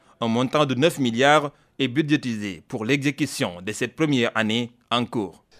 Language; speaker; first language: French; non-native, local second language; Wolof